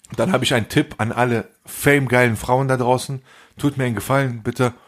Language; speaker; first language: German; native; German